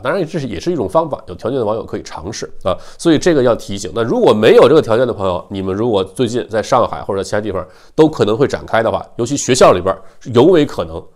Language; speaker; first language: Chinese; native; Chinese